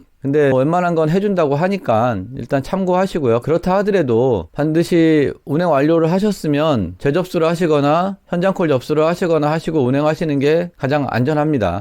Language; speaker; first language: Korean; native; Korean